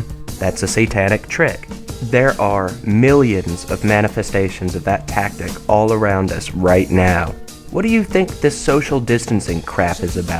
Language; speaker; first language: English; native; English